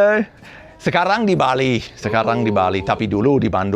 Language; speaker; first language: Indonesian; non-native, fluent; English